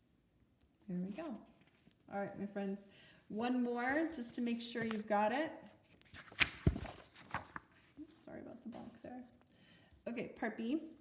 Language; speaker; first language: English; native; English